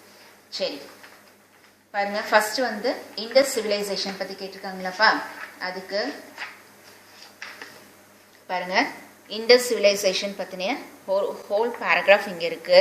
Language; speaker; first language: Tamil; native; Tamil